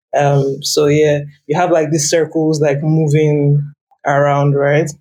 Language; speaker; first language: English; non-native, local second language; Yoruba